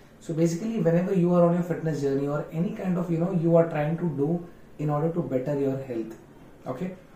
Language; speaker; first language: English; non-native, local second language; Hindi